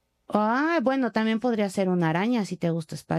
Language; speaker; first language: Spanish; native; Spanish